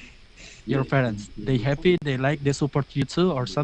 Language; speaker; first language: English; non-native, learner; Indonesian